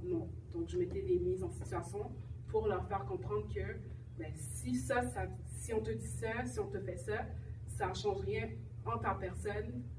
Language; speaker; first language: French; native; French